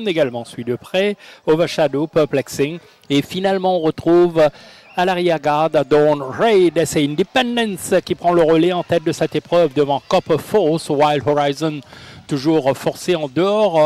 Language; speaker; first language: French; non-native, local second language; Morisyen